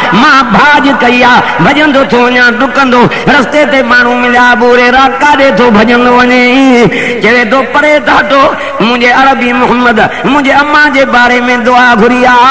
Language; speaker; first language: Sindhi; native; Sindhi